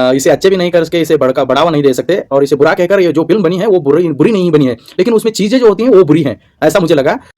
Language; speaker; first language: Hindi; non-native, local second language; Kannada